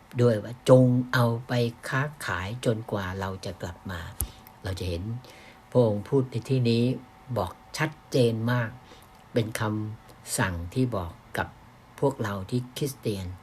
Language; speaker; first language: Thai; native; Thai